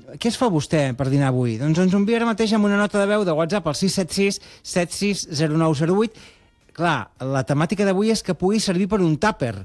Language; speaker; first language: Catalan; non-native, local second language; Spanish